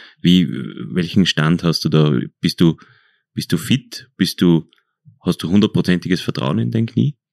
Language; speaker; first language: German; native; German